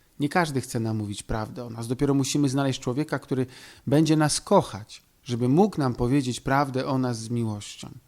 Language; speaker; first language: Polish; native; Polish